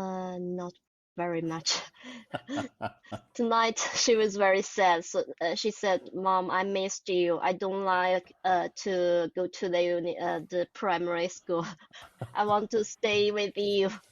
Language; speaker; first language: English; non-native, learner; Chinese